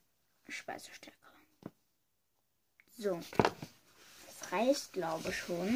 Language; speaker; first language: German; early bilingual, other home language; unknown